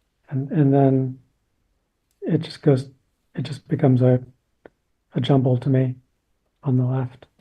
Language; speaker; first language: English; native; English